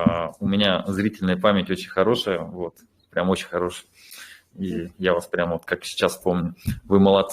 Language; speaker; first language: Russian; native; Russian